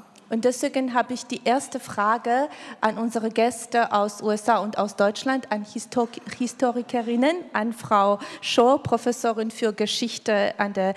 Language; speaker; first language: German; non-native, fluent; Georgian